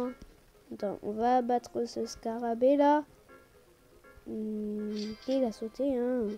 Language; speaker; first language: French; native; French